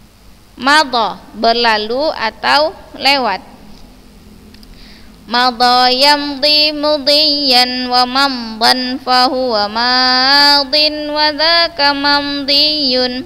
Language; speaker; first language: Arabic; non-native, fluent; Indonesian